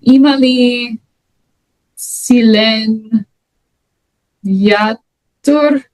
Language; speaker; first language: Bulgarian; non-native, learner; English